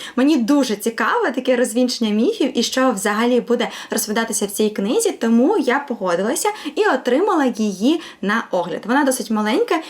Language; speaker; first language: Ukrainian; non-native, local second language; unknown